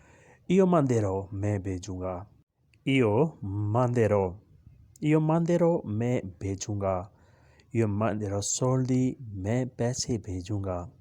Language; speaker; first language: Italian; non-native, learner; Urdu